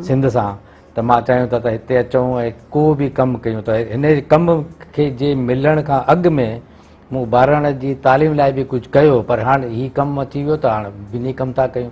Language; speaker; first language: Sindhi; non-native, local second language; Urdu